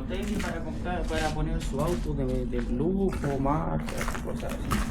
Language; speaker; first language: Spanish; native; Spanish